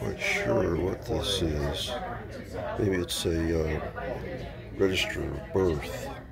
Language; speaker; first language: English; native; English